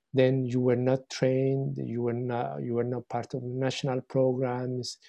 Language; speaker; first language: English; non-native, fluent; Somali